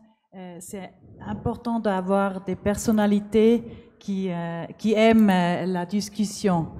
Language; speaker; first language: French; non-native, learner; German